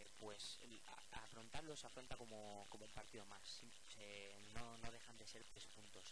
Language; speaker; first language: Spanish; native; Spanish